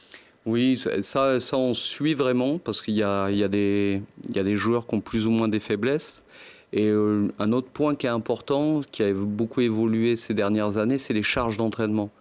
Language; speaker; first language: French; native; French